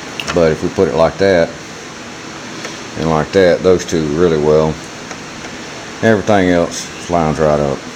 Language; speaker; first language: English; native; English